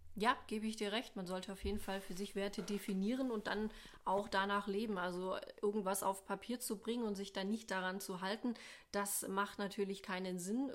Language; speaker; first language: German; native; German